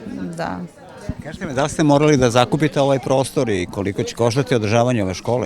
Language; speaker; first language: Serbian; native; Serbian